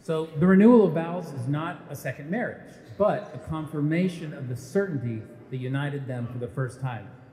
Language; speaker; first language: English; early bilingual, other home language; Portuguese